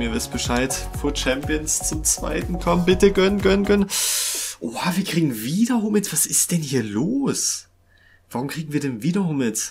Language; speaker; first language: German; native; German